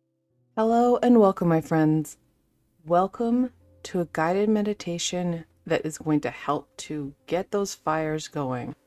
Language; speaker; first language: English; native; English